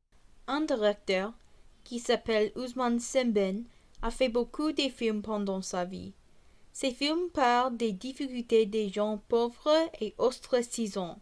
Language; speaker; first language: French; non-native, learner; English